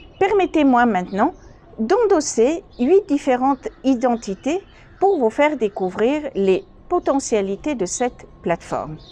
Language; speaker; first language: French; non-native, fluent; Bulgarian